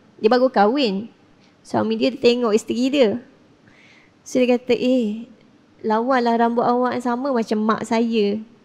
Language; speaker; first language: Malay; native; Malay